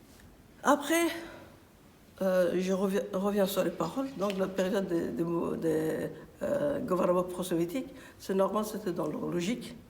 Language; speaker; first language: French; non-native, fluent; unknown